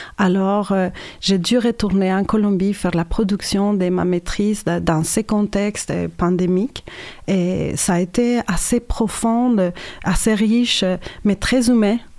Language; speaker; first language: French; non-native, fluent; Spanish